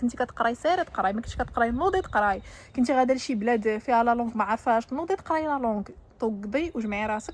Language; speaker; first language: Arabic; native; Arabic